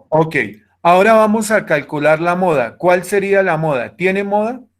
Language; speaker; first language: Spanish; native; Spanish